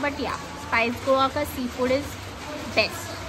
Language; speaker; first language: Hindi; non-native, local second language; Marathi